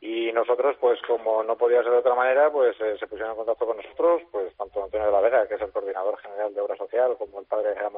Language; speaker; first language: Spanish; native; Spanish